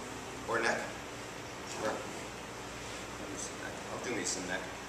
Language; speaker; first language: English; native; English